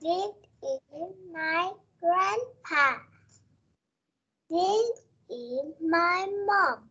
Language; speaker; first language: English; non-native, learner; Vietnamese